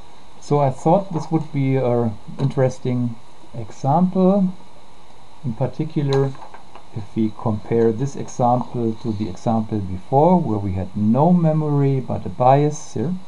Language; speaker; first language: English; non-native, fluent; German